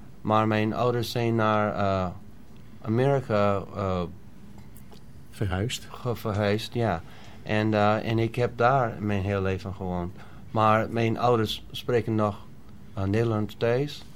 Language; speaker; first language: Dutch; early bilingual, heritage; Dutch